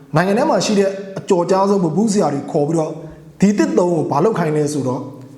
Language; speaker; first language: Burmese; non-native, local second language; Mon